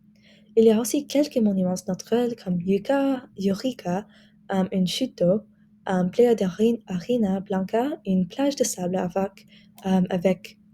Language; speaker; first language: French; non-native, learner; English